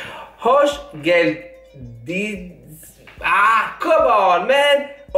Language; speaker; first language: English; non-native, fluent; Italian